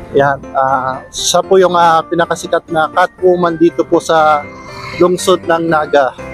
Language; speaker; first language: Filipino; non-native, local second language; Bikol